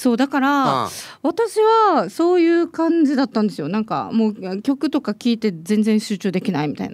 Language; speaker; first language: Japanese; native; Japanese